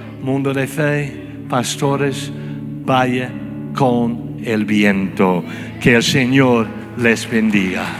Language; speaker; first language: Spanish; non-native, fluent; English